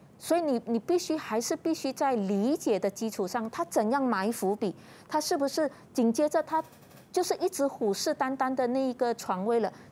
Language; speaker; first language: Chinese; native; Chinese